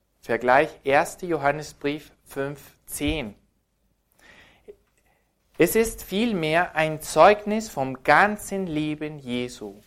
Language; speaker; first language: German; non-native, fluent; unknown